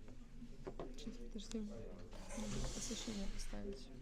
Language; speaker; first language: Russian; native; Russian